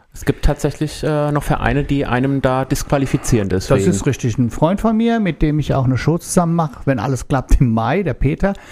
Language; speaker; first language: German; native; German